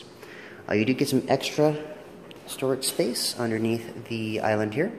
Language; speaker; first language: English; native; English